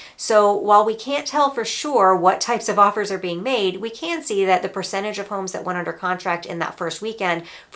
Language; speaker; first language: English; native; English